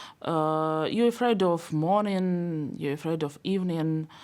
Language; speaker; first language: English; non-native, learner; Belarusian